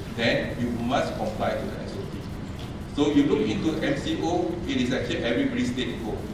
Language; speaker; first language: English; non-native, local second language; Malay